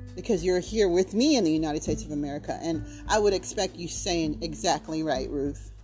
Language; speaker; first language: English; early bilingual, other home language; Spanish